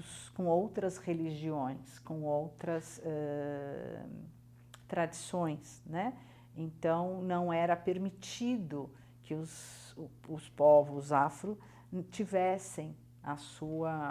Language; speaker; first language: Portuguese; native; Portuguese